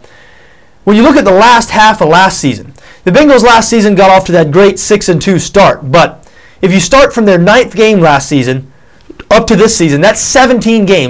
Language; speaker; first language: English; native; English